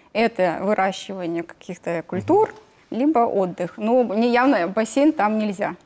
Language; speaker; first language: Russian; native; Russian